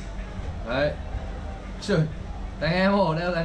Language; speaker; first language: Vietnamese; native; Vietnamese